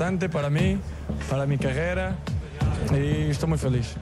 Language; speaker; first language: Spanish; non-native, fluent; Portuguese